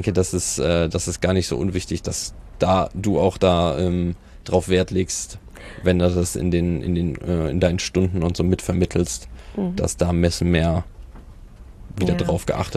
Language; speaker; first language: German; native; German